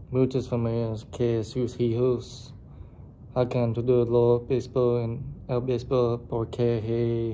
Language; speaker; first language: Spanish; non-native, learner; English